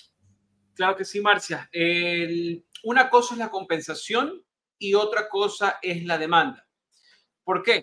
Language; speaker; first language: Spanish; native; Spanish